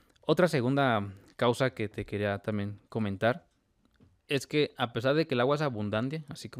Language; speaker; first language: Spanish; native; Spanish